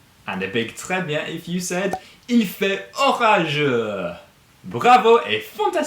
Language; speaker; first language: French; non-native, fluent; English